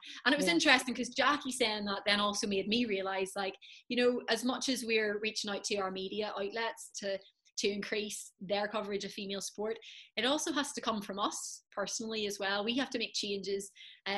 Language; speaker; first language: English; native; English